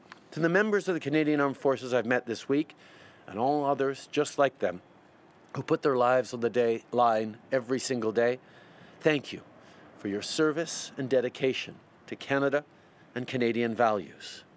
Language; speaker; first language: English; native; English